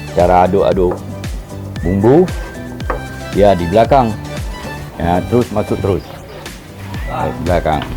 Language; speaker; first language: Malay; non-native, local second language; Achinese